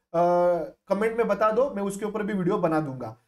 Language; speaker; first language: Hindi; non-native, local second language; Marathi